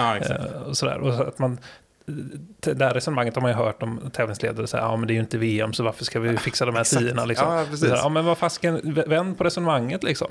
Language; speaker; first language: Swedish; native; Swedish